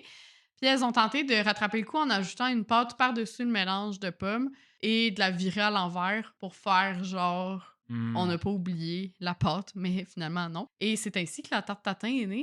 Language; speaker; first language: French; native; French